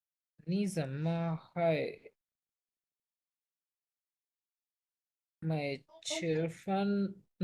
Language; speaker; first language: Chinese; non-native, learner; Urdu